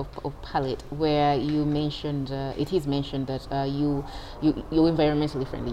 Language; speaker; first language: English; non-native, local second language; Ganda